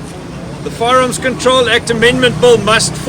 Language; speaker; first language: English; native; English